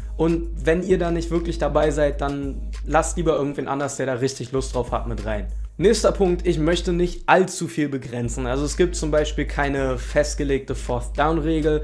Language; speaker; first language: German; native; German